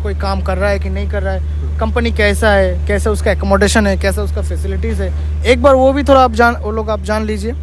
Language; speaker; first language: Hindi; non-native, local second language; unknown